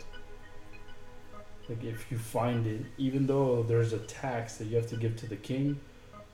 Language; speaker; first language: English; native; English